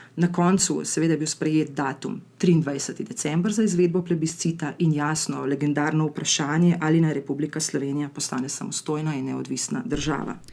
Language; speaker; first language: Slovenian; native; Slovenian